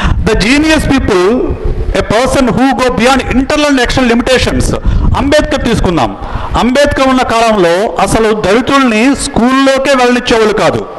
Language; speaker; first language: Telugu; native; Telugu